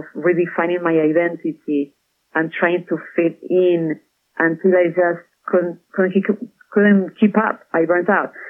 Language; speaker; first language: English; non-native, fluent; Spanish